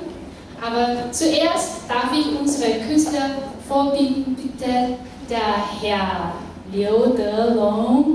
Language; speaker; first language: German; non-native, learner; Chinese